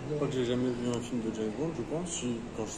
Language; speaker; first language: French; native; French